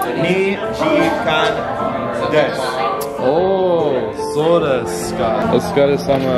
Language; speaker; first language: Japanese; non-native, learner; English